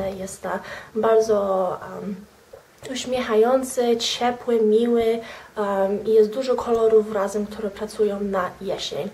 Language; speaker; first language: Polish; early bilingual, heritage; Polish